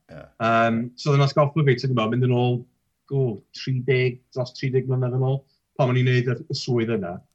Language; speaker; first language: Welsh; native; Welsh